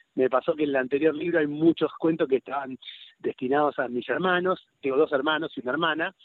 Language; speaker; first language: Spanish; native; Spanish